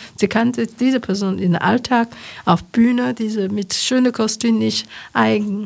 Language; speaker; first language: German; non-native, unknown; Chinese